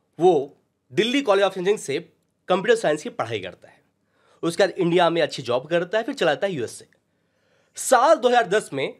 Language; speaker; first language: Hindi; native; Hindi